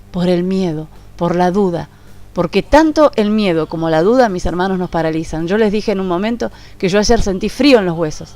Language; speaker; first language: Spanish; native; Spanish